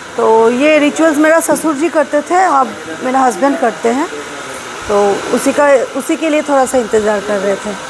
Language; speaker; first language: Hindi; non-native, local second language; Bangla